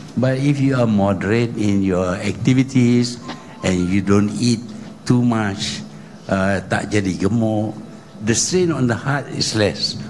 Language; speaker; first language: English; non-native, local second language; Malay